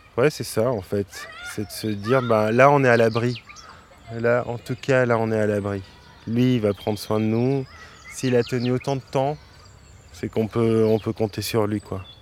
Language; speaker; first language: French; native; French